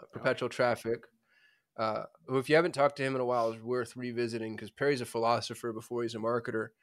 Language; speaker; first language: English; early bilingual, other home language; Urdu